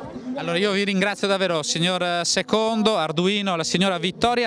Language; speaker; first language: Italian; native; Italian